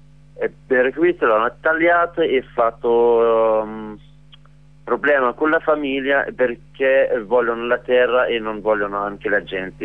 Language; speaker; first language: Italian; non-native, learner; Arabic